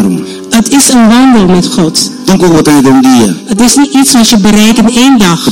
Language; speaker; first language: Dutch; non-native, fluent; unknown